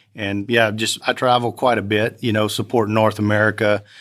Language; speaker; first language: English; native; English